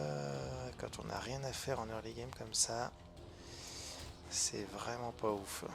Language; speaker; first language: French; native; French